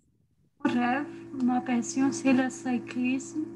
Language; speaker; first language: French; non-native, learner; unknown